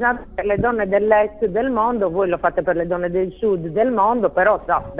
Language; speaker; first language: Italian; native; Italian